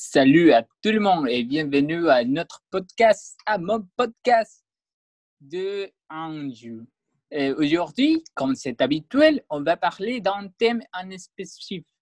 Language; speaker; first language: French; non-native, learner; Spanish